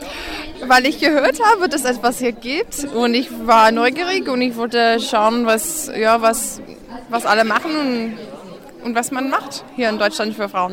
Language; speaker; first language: German; non-native, fluent; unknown